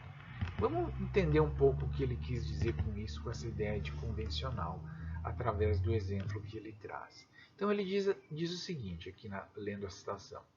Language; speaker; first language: Portuguese; native; Portuguese